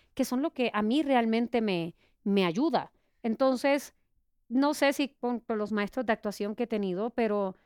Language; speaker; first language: Spanish; native; Spanish